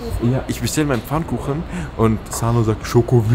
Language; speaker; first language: German; early bilingual, other home language; Persian